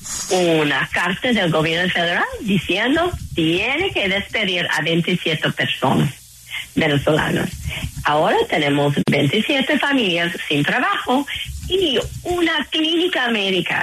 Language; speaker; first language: Spanish; non-native, fluent; English